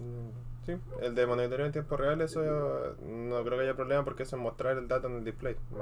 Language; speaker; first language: Spanish; native; Spanish